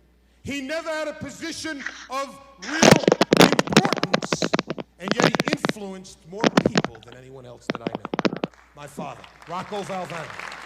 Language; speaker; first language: English; native; English